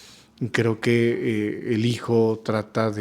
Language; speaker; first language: Spanish; native; Spanish